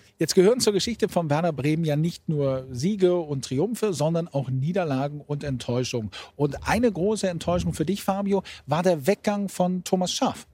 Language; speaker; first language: German; native; German